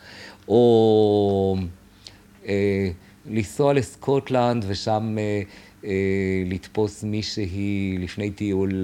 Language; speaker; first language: Hebrew; native; Hebrew